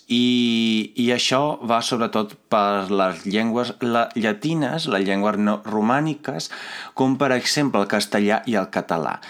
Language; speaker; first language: Catalan; non-native, fluent; Italian